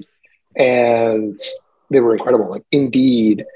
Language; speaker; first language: English; native; English